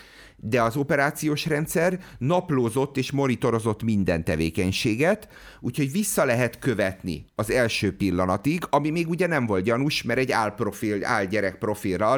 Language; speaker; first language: Hungarian; native; Hungarian